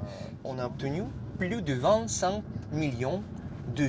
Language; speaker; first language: French; non-native, fluent; Russian